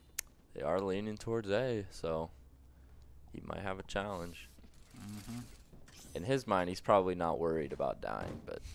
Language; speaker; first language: English; native; English